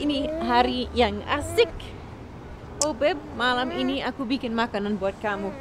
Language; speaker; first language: Indonesian; non-native, learner; English